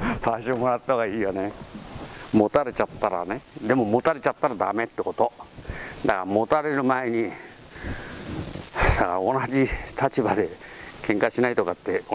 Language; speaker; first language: Japanese; native; Japanese